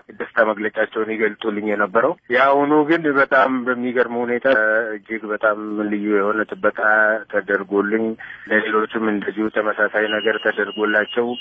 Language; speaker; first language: Amharic; non-native, local second language; Oromo